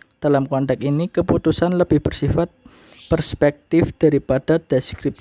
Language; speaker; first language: Indonesian; native; Indonesian